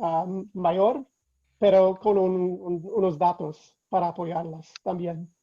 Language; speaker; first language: Spanish; non-native, fluent; English